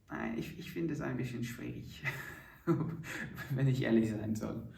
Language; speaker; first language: German; non-native, fluent; Norwegian